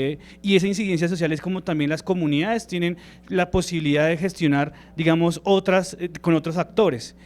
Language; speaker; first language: Spanish; native; Spanish